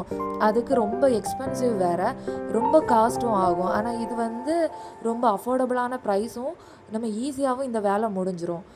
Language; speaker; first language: Tamil; native; Tamil